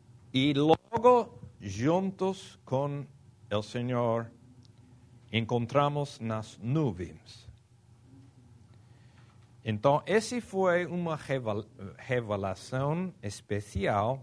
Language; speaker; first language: Portuguese; non-native, fluent; Spanish